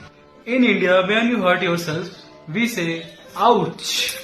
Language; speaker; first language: English; non-native, local second language; Hindi